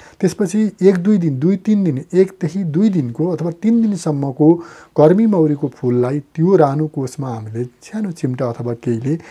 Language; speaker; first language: Nepali; native; Nepali